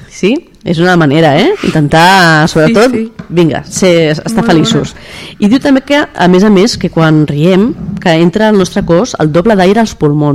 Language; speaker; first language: Catalan; native; Catalan